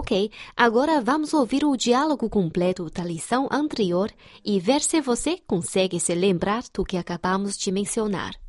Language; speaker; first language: Portuguese; non-native, fluent; Chinese